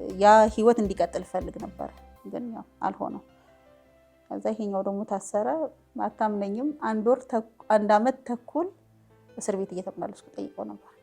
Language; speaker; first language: Amharic; native; Amharic